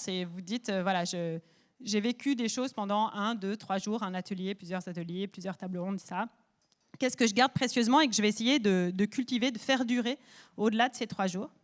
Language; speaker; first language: French; native; French